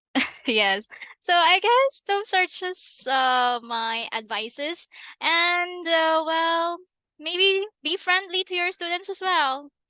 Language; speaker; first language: English; non-native, fluent; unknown